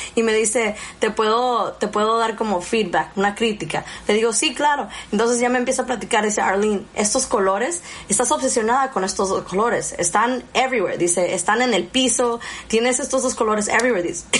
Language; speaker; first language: Spanish; early bilingual, heritage; Spanish